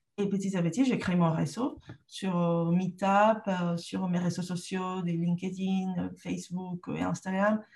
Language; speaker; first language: French; non-native, fluent; Spanish